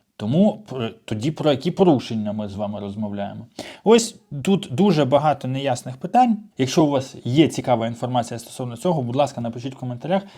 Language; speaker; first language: Ukrainian; non-native, local second language; Russian